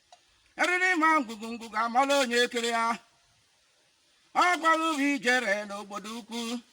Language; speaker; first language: Igbo; native; Igbo